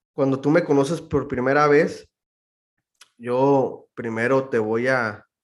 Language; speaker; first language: Spanish; native; Spanish